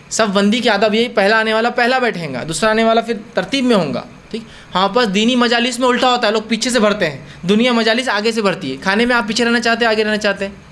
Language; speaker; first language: Urdu; native; Urdu